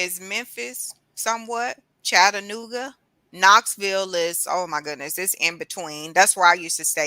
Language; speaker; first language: English; native; English